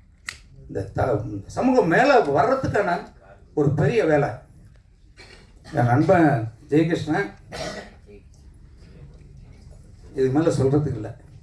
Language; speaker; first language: Tamil; native; Tamil